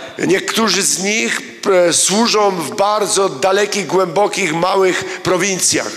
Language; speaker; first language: Polish; native; Polish